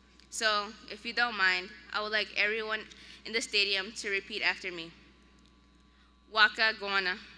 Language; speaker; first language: English; early bilingual, other home language; Spanish